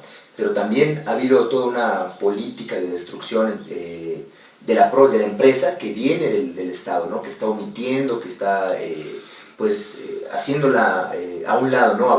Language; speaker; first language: Spanish; native; Spanish